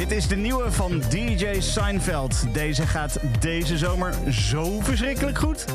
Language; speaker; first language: Dutch; native; Dutch